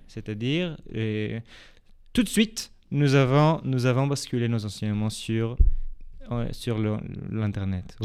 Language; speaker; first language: French; non-native, fluent; Hebrew